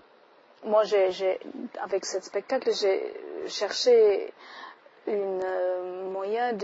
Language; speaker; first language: French; non-native, fluent; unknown